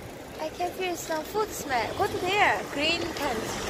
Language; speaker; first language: English; non-native, learner; Korean